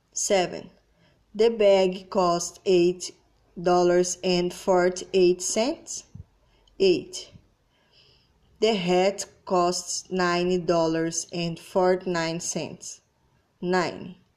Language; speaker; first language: English; non-native, learner; Portuguese